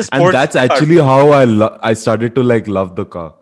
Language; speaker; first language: English; non-native, local second language; Hindi